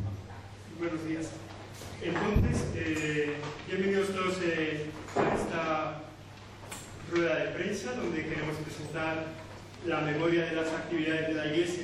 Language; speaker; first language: Spanish; native; Spanish